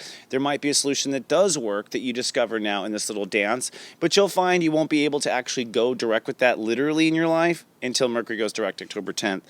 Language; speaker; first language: English; native; English